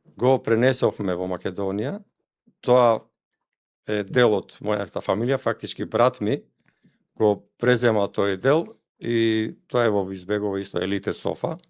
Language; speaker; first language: Macedonian; non-native, local second language; Albanian